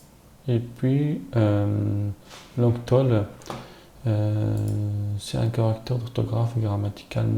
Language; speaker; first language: French; non-native, learner; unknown